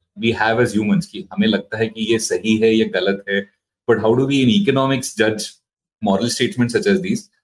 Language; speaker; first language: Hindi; non-native, local second language; Marathi